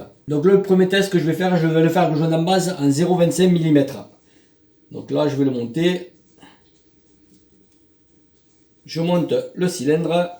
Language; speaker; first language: French; native; French